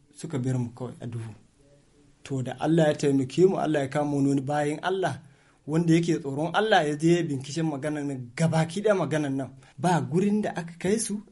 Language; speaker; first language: Hausa; non-native, local second language; Fula